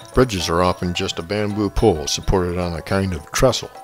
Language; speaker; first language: English; native; English